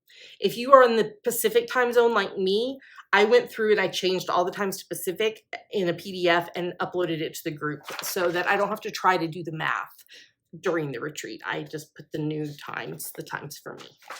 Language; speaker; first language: English; native; English